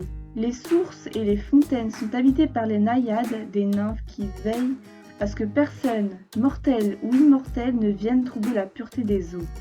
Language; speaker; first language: French; native; French